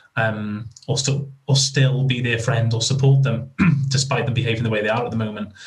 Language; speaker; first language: English; native; English